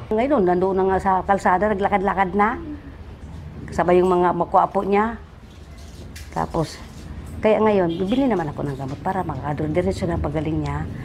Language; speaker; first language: Filipino; non-native, local second language; Bikol